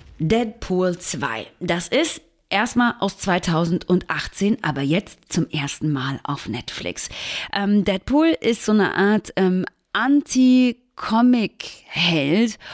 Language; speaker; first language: German; native; German